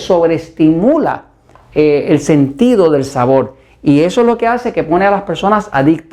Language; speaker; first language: Spanish; native; Spanish